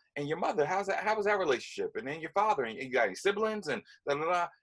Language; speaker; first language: English; native; English